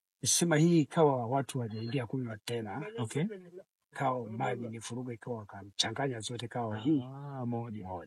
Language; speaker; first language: Swahili; non-native, local second language; Masai